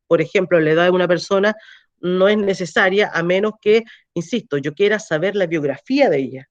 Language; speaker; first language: Spanish; native; Spanish